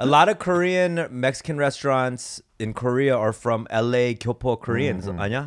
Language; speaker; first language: English; early bilingual, other home language; Korean